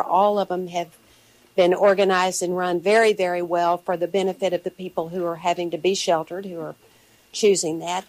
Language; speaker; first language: English; native; English